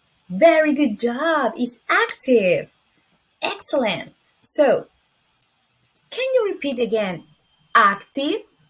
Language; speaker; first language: English; non-native, fluent; Spanish